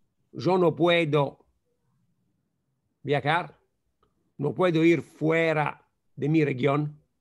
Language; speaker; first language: Spanish; non-native, fluent; Italian